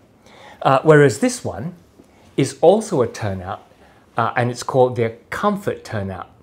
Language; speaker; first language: English; native; English